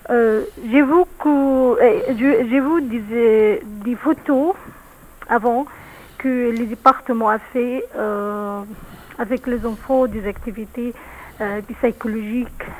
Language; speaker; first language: French; non-native, learner; Arabic